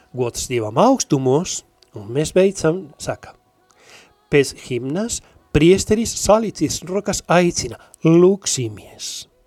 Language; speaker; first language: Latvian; non-native, fluent; Spanish